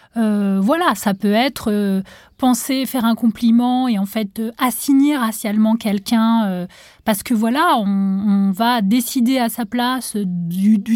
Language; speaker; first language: French; non-native, local second language; Arabic